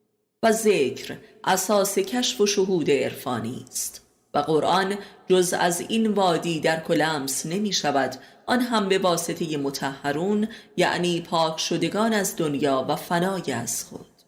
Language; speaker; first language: Persian; native; Persian